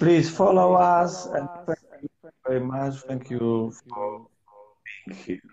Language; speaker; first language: English; non-native, learner; Polish